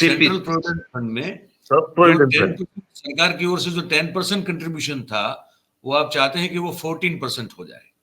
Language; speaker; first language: Hindi; non-native, local second language; Gujarati